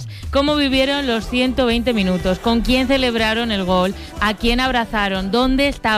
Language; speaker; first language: Spanish; native; Spanish